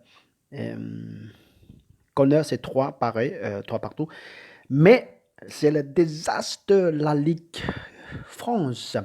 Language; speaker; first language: French; non-native, learner; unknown